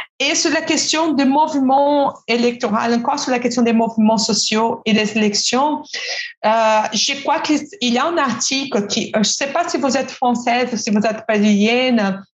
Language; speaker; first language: French; non-native, fluent; Portuguese